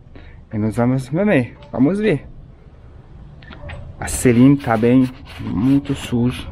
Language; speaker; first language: Portuguese; non-native, fluent; French